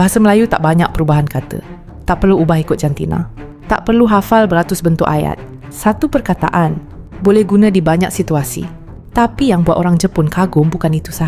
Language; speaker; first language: Malay; native; Malay